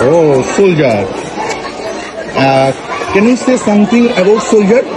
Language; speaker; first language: English; non-native, local second language; Bangla